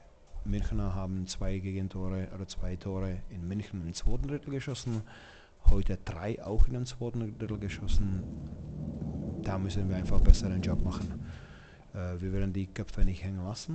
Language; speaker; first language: German; non-native, fluent; Czech